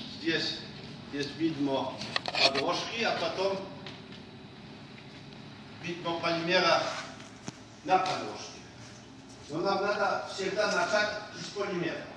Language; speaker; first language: Russian; non-native, fluent; Polish